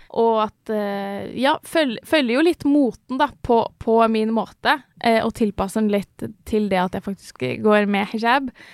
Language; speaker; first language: Norwegian; native; Norwegian